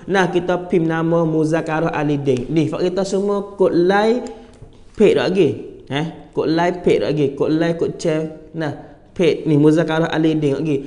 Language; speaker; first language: Malay; native; Malay